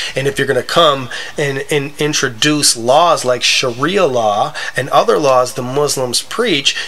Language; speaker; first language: English; native; English